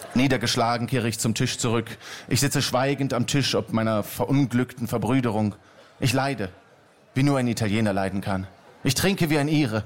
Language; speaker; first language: German; native; German